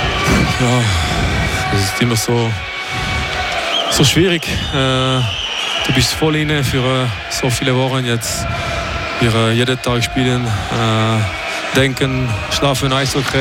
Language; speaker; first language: German; non-native, local second language; French